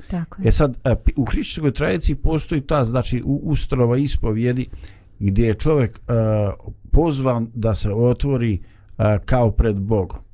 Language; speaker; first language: Bosnian; native; Bosnian